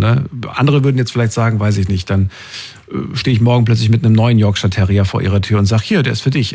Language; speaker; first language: German; native; German